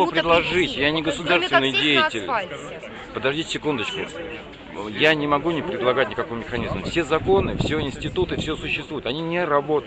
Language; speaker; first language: Russian; native; Russian